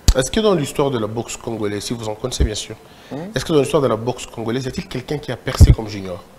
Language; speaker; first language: French; non-native, local second language; Lingala